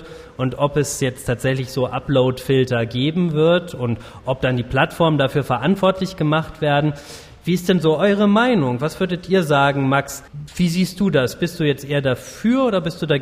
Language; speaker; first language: German; native; German